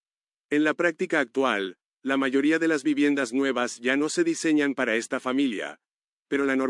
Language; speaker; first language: Spanish; native; Spanish